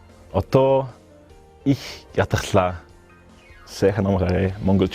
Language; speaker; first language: Mongolian; non-native, learner; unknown